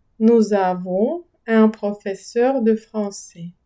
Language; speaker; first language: French; non-native, fluent; Ukrainian